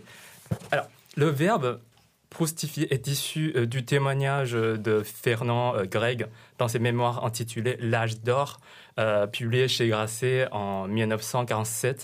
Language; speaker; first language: French; non-native, fluent; Chinese